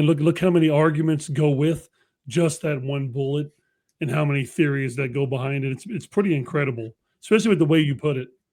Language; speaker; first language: English; native; English